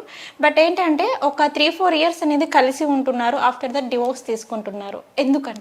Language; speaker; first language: Telugu; native; Telugu